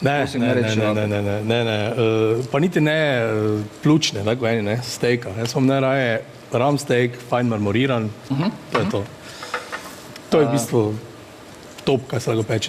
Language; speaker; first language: Slovenian; native; Slovenian